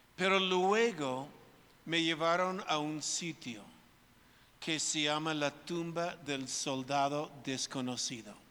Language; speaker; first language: Spanish; non-native, fluent; English